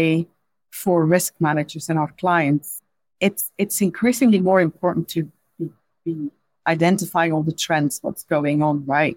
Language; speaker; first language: English; non-native, fluent; Dutch